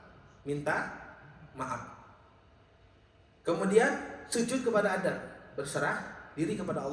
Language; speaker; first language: Indonesian; native; Indonesian